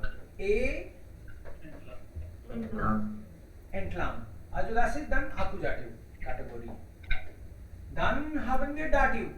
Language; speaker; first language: German; non-native, fluent; Hindi